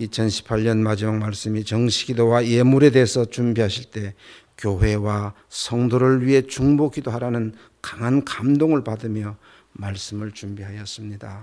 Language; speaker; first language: Korean; native; Korean